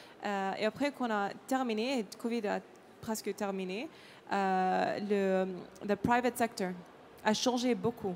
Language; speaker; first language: French; non-native, learner; Arabic